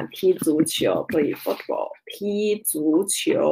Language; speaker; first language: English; non-native, learner; Chinese